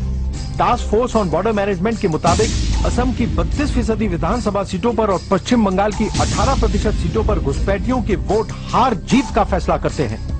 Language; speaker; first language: Hindi; native; Hindi